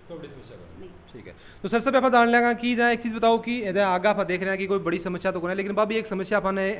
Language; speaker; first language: Hindi; native; Hindi